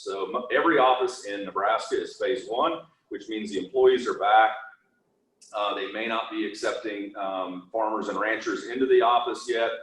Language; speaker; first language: English; native; English